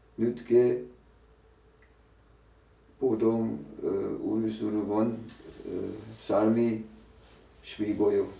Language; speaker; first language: Korean; non-native, learner; German